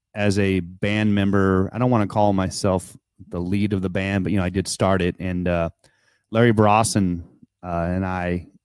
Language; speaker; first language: English; native; English